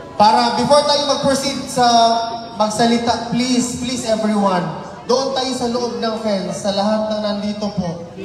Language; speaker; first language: Filipino; non-native, local second language; Cebuano